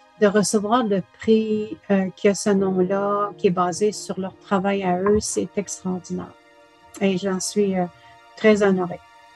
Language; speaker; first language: French; native; French